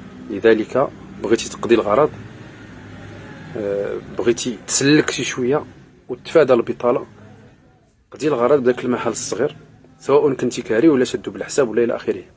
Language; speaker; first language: Arabic; native; Arabic